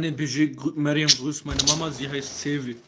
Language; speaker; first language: German; early bilingual, other home language; Kurdish